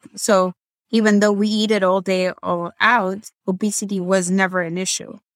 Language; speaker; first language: English; non-native, fluent; Amharic